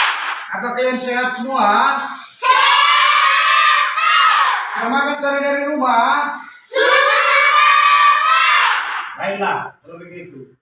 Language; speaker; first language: Indonesian; native; Indonesian